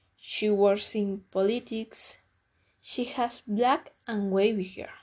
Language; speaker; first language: English; non-native, learner; Spanish